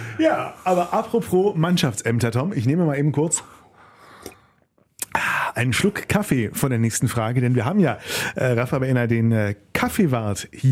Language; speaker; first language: German; native; German